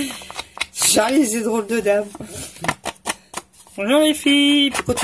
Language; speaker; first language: French; native; French